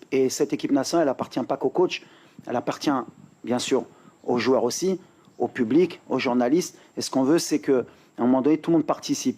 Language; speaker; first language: French; native; French